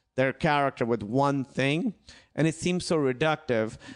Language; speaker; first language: English; non-native, local second language; Urdu